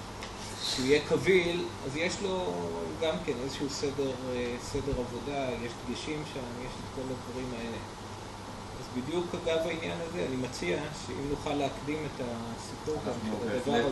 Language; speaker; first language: Hebrew; native; Hebrew